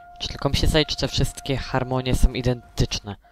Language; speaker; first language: Polish; native; Polish